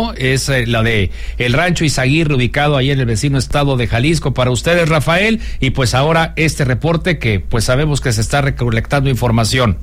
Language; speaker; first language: Spanish; native; Spanish